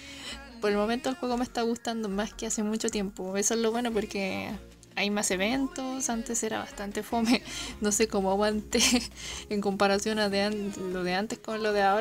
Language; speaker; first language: Spanish; native; Spanish